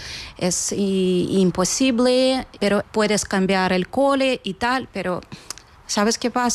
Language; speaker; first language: Spanish; non-native, fluent; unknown